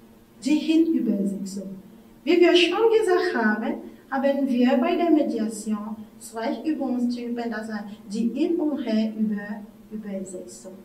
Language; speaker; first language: German; non-native, fluent; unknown